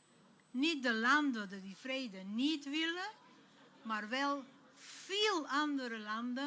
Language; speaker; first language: Dutch; non-native, fluent; Spanish